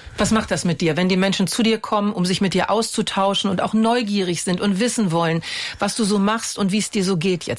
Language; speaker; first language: German; native; German